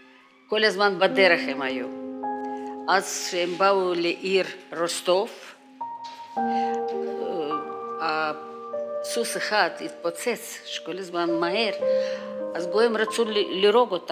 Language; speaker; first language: Hebrew; non-native, learner; Russian